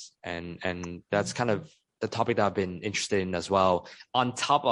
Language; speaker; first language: English; non-native, local second language; Cantonese